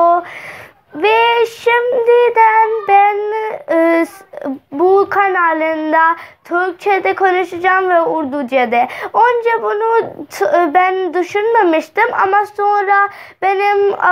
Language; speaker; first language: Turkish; non-native, learner; Urdu